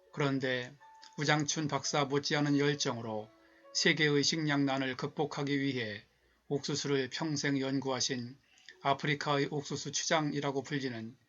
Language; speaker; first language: Korean; native; Korean